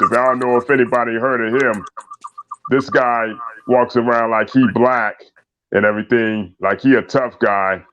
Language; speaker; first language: English; native; English